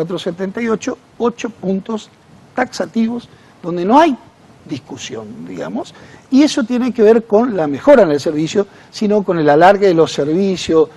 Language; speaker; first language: Spanish; native; Spanish